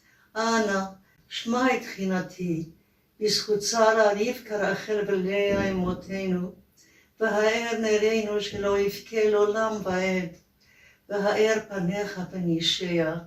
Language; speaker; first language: Hebrew; non-native, fluent; Yiddish